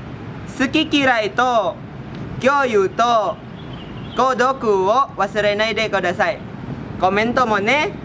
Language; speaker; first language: Japanese; non-native, learner; Indonesian